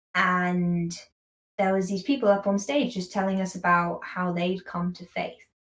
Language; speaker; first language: English; native; English